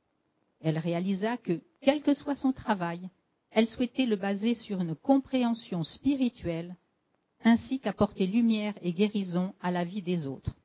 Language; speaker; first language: French; native; French